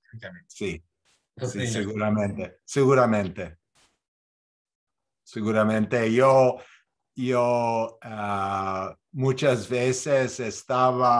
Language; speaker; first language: Spanish; non-native, fluent; English